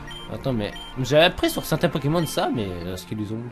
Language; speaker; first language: French; native; French